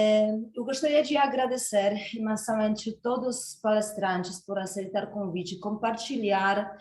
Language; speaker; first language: Portuguese; non-native, fluent; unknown